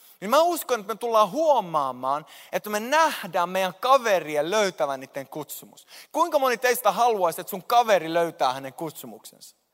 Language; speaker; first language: Finnish; native; Finnish